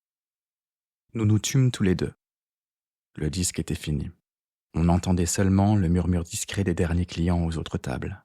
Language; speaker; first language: French; native; French